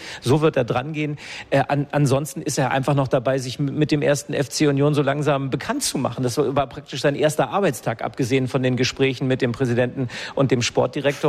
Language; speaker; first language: German; native; German